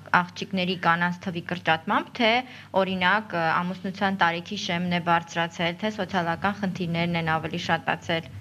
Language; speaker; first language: Armenian; native; Armenian